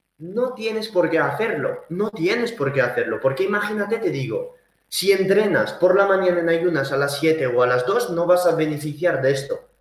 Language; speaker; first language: Spanish; early bilingual, heritage; Spanish